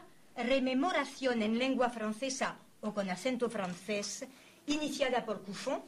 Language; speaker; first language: Spanish; native; Spanish